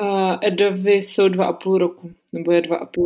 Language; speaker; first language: Czech; native; Czech